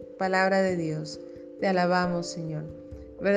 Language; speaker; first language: Spanish; native; Spanish